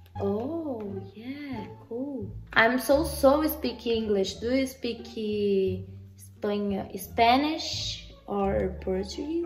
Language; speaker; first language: English; non-native, learner; Portuguese